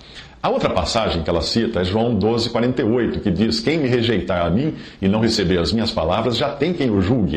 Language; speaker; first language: Portuguese; native; Portuguese